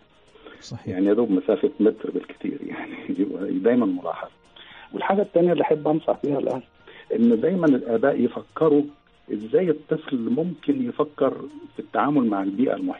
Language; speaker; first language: Arabic; native; Arabic